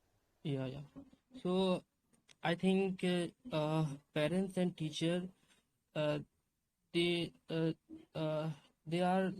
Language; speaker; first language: English; non-native, learner; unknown